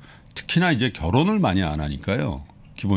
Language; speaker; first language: Korean; native; Korean